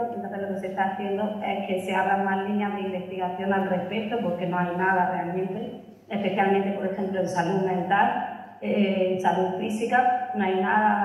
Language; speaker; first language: Spanish; native; Spanish